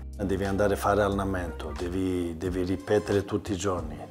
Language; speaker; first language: Italian; non-native, learner; Swedish